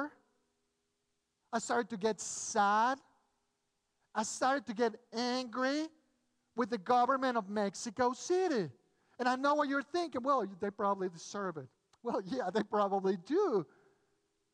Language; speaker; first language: English; non-native, fluent; Spanish